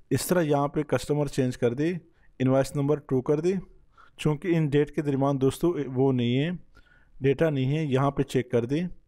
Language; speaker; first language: Urdu; non-native, local second language; Punjabi